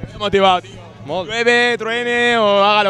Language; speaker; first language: Spanish; native; Spanish